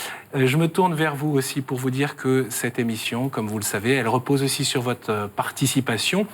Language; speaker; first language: French; native; French